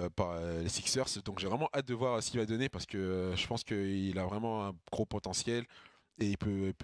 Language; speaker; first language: French; native; French